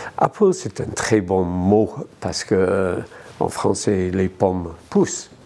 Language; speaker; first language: French; non-native, fluent; English